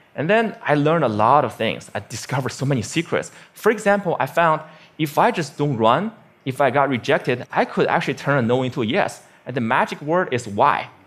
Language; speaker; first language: English; non-native, fluent; Chinese